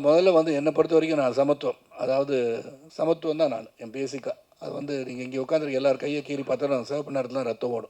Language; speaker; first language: Tamil; native; Tamil